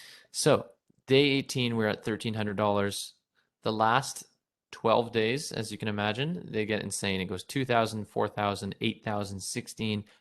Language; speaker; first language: English; native; English